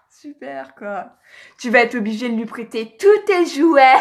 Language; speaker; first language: French; native; French